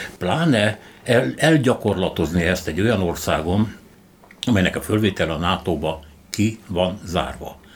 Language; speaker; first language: Hungarian; native; Hungarian